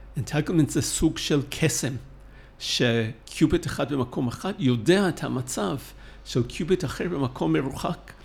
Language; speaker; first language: Hebrew; non-native, fluent; English